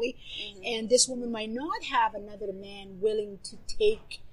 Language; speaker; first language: English; non-native, fluent; Somali